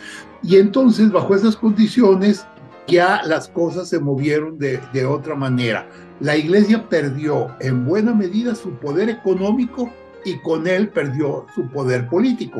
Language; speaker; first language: Spanish; native; Spanish